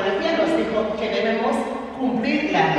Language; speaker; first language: Spanish; non-native, fluent; English